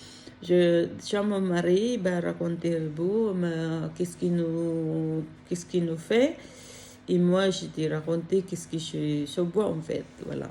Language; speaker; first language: French; non-native, learner; Filipino